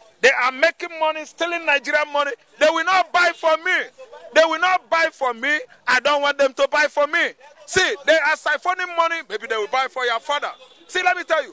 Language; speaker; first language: English; non-native, local second language; Igbo